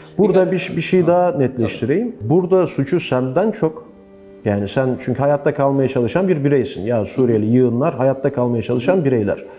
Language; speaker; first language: Turkish; native; Turkish